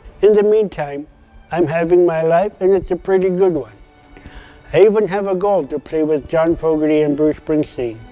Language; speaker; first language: English; non-native, fluent; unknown